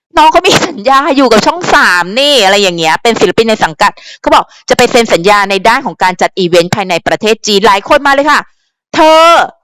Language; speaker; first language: Thai; native; Thai